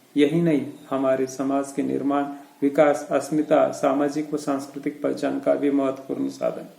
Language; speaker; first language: Hindi; non-native, local second language; Marathi